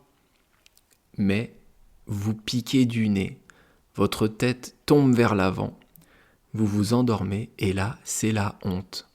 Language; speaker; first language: French; native; French